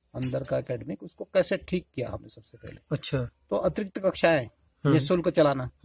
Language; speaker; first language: Hindi; native; Hindi